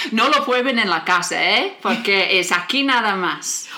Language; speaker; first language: Spanish; non-native, learner; English